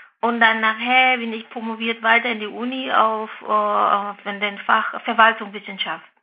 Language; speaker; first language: German; non-native, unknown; Vietnamese